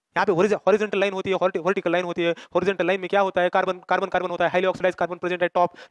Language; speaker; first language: Hindi; non-native, local second language; Marathi